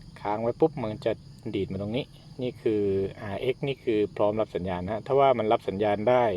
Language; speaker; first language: Thai; native; Thai